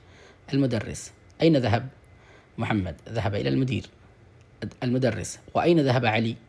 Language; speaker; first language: Arabic; non-native, fluent; Tamil